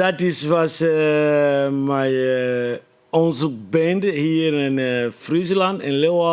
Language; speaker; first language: Dutch; non-native, fluent; Lingala